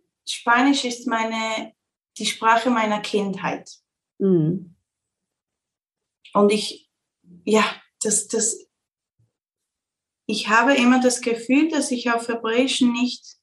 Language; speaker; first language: German; non-native, fluent; Spanish